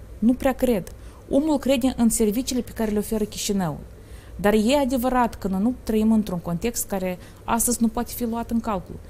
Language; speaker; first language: Romanian; native; Romanian